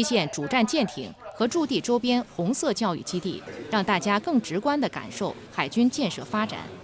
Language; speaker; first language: Chinese; native; Chinese